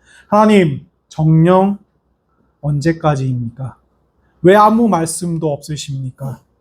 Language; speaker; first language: Korean; native; Korean